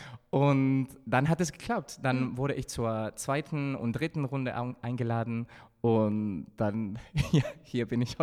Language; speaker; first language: German; non-native, fluent; Spanish